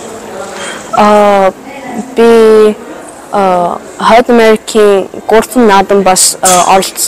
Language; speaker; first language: Mongolian; early bilingual, heritage; Mongolian